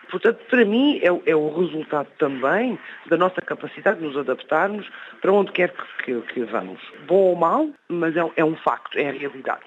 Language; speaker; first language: Portuguese; native; Portuguese